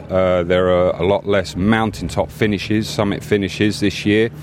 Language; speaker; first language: English; native; English